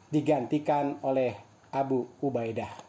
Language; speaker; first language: Indonesian; native; Indonesian